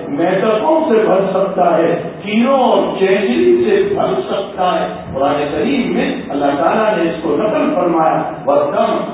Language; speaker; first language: Urdu; non-native, local second language; Gujarati